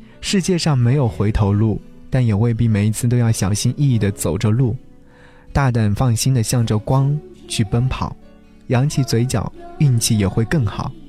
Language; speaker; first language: Chinese; native; Chinese